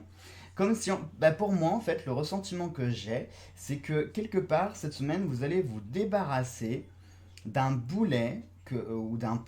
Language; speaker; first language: French; native; French